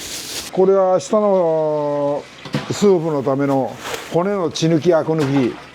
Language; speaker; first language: Japanese; native; Japanese